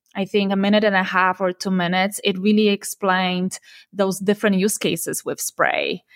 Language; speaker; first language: English; non-native, fluent; Polish